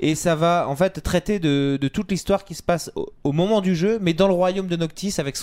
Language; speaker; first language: French; native; French